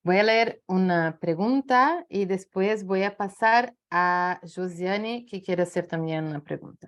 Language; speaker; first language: Spanish; non-native, fluent; Portuguese